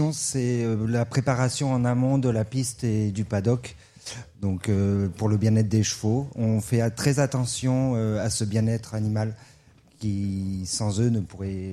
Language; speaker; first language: French; native; French